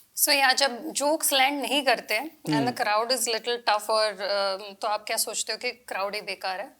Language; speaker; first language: Hindi; non-native, local second language; Gujarati